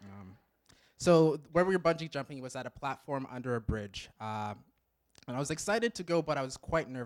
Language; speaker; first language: English; native; English